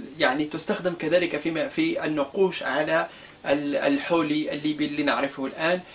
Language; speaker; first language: Arabic; non-native, local second language; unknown